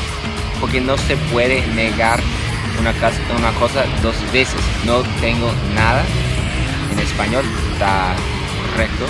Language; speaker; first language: Spanish; non-native, fluent; English